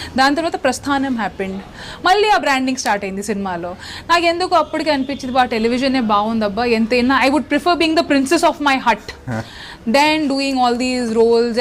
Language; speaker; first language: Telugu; non-native, local second language; Odia